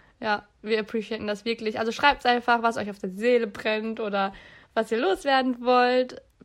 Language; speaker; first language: German; early bilingual, other home language; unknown